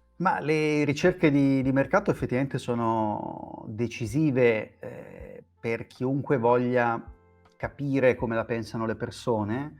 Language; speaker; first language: Italian; native; Italian